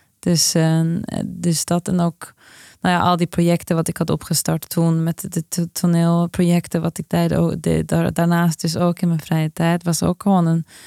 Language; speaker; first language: Dutch; non-native, fluent; Norwegian